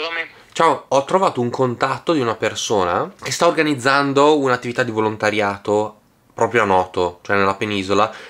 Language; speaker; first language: Italian; native; Italian